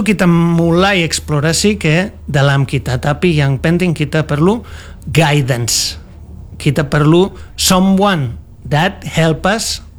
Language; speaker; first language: English; non-native, fluent; Spanish